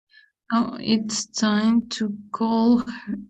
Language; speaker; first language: English; non-native, learner; Spanish